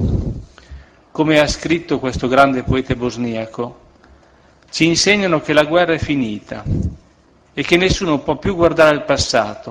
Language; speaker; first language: Italian; native; Italian